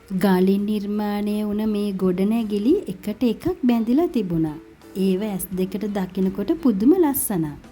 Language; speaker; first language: Sinhala; native; Sinhala